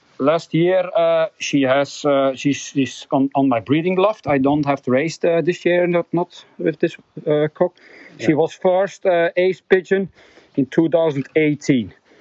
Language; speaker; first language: English; non-native, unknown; Dutch